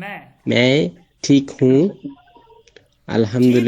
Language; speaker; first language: Hindi; non-native, learner; Bangla